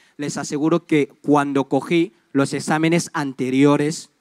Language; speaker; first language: Spanish; non-native, fluent; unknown